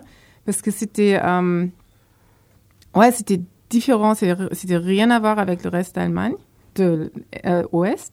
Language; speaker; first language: French; non-native, fluent; German